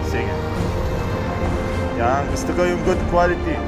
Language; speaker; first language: Filipino; non-native, fluent; Arabic